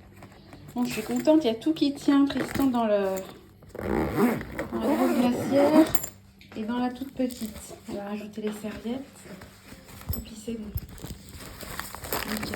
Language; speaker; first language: French; native; French